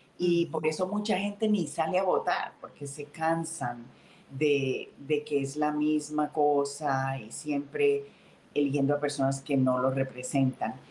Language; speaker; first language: Spanish; native; Spanish